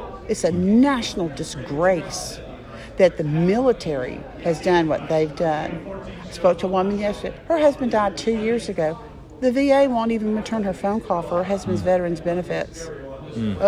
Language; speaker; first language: English; native; English